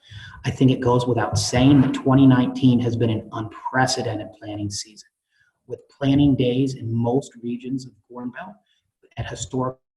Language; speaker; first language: English; native; English